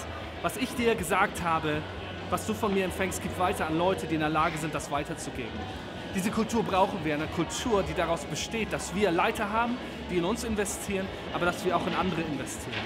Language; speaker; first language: German; native; German